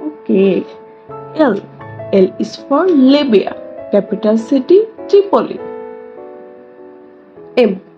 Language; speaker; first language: English; non-native, learner; Bangla